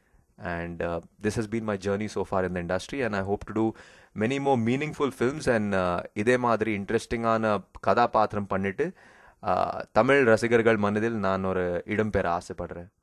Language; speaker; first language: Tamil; early bilingual, heritage; Tamil